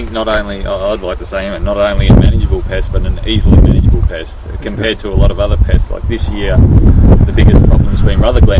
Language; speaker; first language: English; native; English